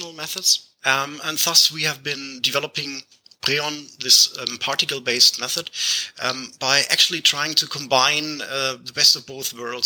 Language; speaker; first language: English; non-native, fluent; German